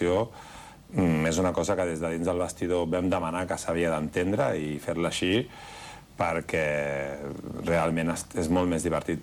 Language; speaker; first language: Catalan; native; Catalan